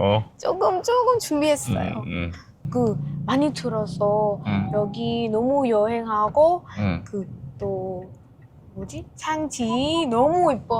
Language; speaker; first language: Korean; non-native, learner; Vietnamese